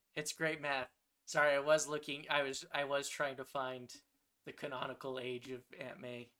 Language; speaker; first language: English; native; English